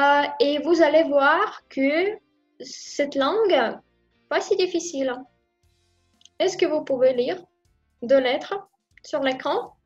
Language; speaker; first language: French; non-native, fluent; Russian